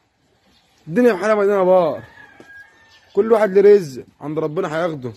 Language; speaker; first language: Arabic; native; Arabic